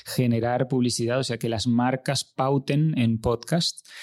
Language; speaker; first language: Spanish; native; Spanish